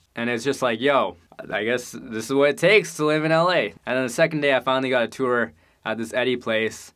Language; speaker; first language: English; native; English